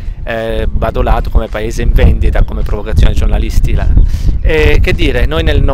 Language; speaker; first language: Italian; native; Italian